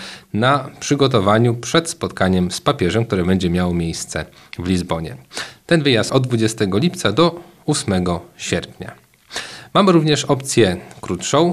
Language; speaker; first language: Polish; native; Polish